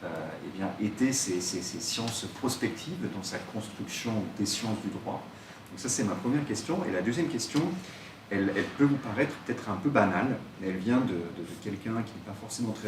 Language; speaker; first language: French; native; French